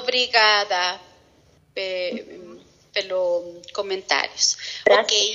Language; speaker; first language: Portuguese; non-native, learner; Spanish